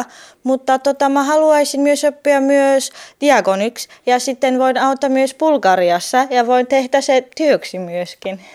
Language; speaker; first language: Finnish; non-native, fluent; Turkish